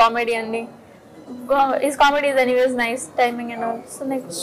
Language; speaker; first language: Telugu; non-native, learner; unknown